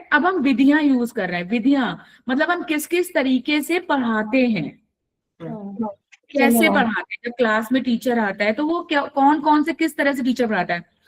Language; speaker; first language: Hindi; native; Hindi